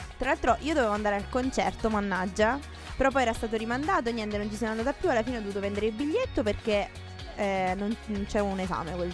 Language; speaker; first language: Italian; native; Italian